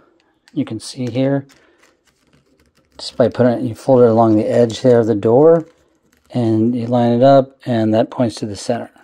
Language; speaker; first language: English; native; English